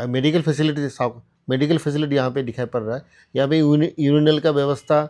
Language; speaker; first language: Hindi; non-native, local second language; Assamese